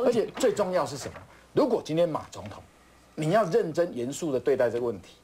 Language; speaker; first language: Chinese; native; Chinese